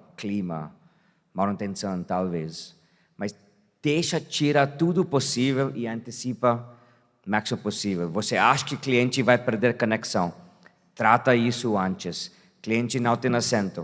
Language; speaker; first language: Portuguese; non-native, fluent; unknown